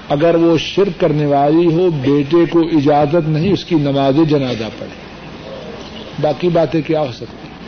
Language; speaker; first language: Urdu; non-native, local second language; Punjabi